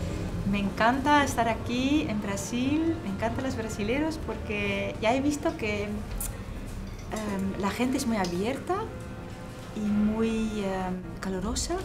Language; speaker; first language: Spanish; non-native, fluent; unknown